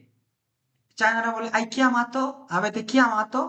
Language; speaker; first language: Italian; non-native, fluent; Bangla